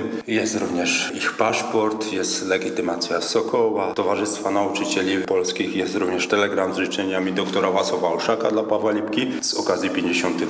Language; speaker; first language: Polish; native; Polish